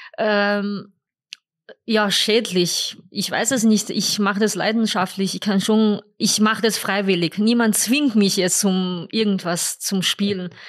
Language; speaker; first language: German; non-native, fluent; Chinese